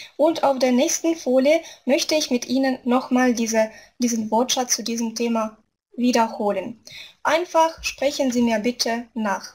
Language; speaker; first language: German; non-native, fluent; Russian